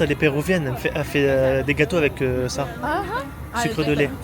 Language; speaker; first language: French; native; French